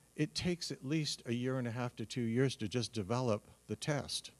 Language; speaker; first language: English; native; English